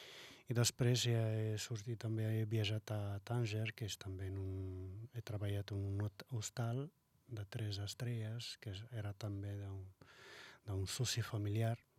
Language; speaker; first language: Catalan; non-native, learner; Arabic